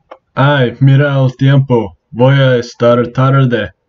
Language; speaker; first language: Spanish; non-native, learner; English